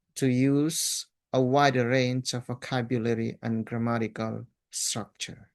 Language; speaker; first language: English; non-native, fluent; Indonesian